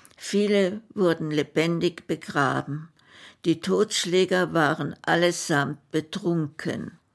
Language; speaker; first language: German; native; German